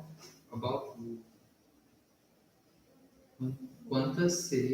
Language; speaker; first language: English; non-native, learner; Portuguese